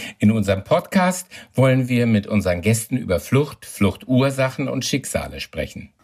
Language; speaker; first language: German; native; German